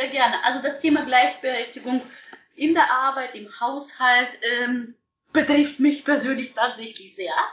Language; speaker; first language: German; non-native, fluent; Russian